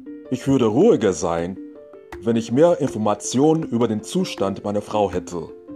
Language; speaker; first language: German; non-native, fluent; English